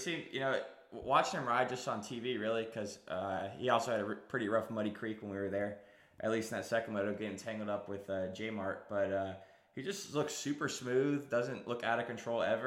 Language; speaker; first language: English; native; English